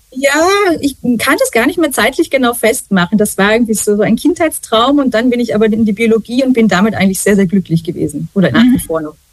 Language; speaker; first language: German; native; German